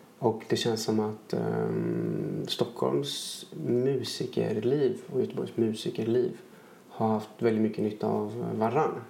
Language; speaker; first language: Swedish; native; Swedish